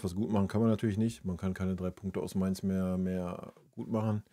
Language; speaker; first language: German; native; German